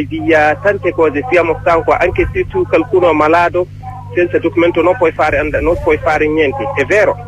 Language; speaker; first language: Italian; non-native, learner; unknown